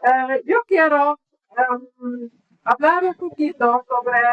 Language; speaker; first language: Spanish; non-native, learner; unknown